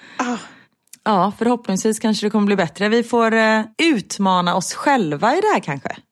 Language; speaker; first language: Swedish; native; Swedish